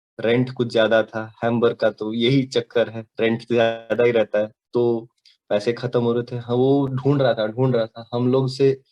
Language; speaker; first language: Hindi; non-native, local second language; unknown